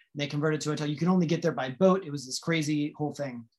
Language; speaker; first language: English; native; English